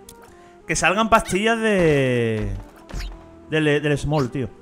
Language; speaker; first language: Spanish; native; Spanish